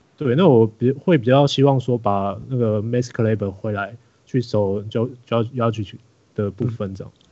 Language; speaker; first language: Chinese; native; Chinese